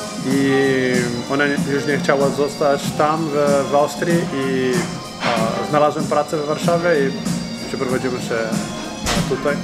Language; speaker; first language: Polish; non-native, learner; Portuguese